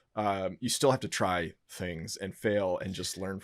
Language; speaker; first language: English; native; English